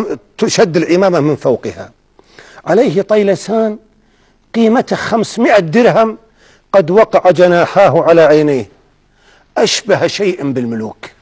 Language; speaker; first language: Arabic; native; Arabic